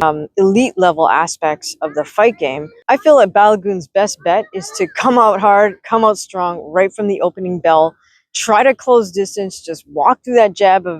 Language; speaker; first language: English; native; English